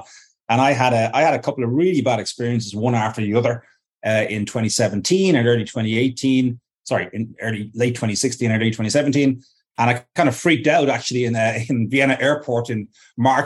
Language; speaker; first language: English; native; English